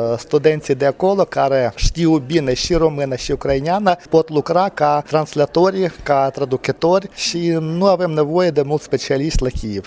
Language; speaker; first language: Romanian; non-native, fluent; Ukrainian